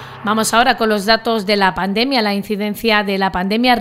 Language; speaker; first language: Spanish; native; Spanish